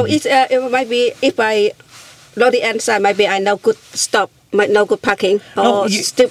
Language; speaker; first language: English; non-native, learner; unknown